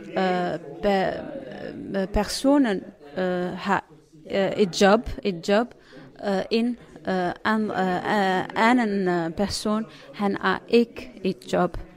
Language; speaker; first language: Danish; non-native, learner; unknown